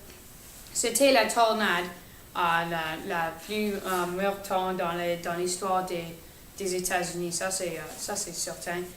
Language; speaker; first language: French; non-native, learner; English